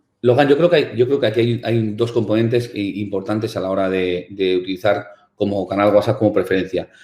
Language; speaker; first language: Spanish; native; Spanish